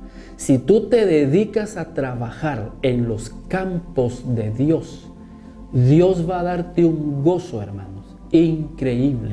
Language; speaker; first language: Spanish; native; Spanish